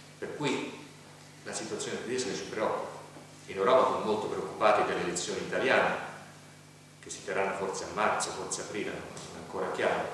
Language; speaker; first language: Italian; native; Italian